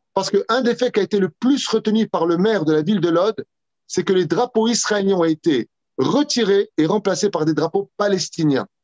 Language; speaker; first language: French; native; French